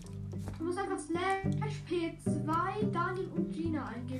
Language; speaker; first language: German; native; German